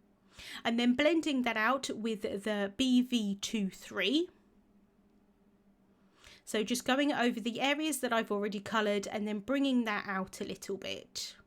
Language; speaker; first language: English; native; English